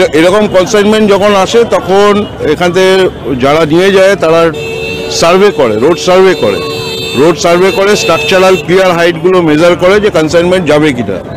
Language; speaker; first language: Bangla; native; Bangla